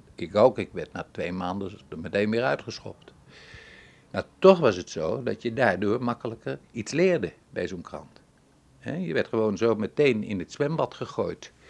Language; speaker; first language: Dutch; native; Dutch